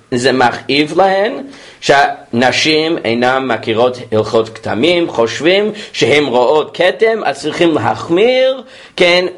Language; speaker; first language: Hebrew; non-native, fluent; English